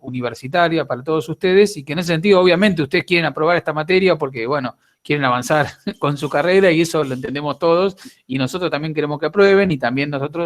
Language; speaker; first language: Spanish; native; Spanish